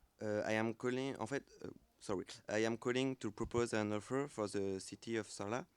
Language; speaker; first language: English; non-native, learner; French